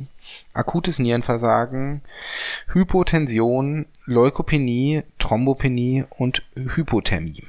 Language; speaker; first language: German; native; German